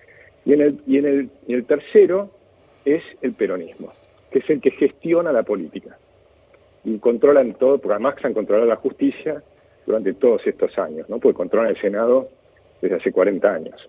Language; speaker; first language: Spanish; native; Spanish